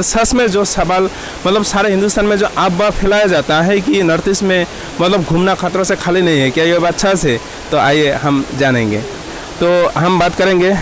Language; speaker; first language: Hindi; non-native, local second language; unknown